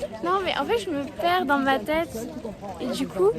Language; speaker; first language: French; native; French